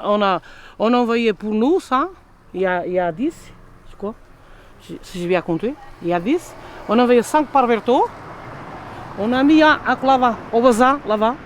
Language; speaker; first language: French; non-native, learner; Portuguese